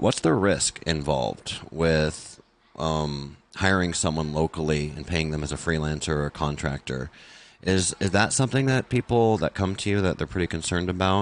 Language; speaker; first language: English; native; English